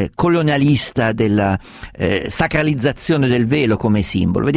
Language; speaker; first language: Italian; native; Italian